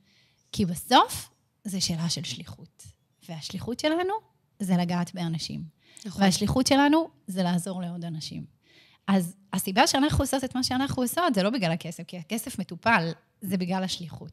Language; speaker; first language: Hebrew; native; Hebrew